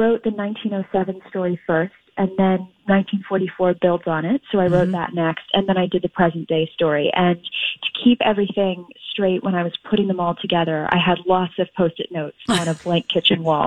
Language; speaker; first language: English; native; English